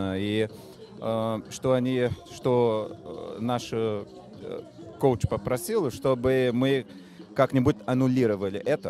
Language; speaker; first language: Russian; non-native, fluent; Portuguese